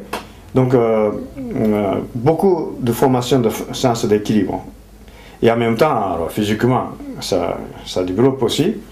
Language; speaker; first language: French; non-native, fluent; Japanese